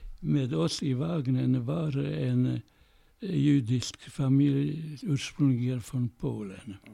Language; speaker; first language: Swedish; non-native, fluent; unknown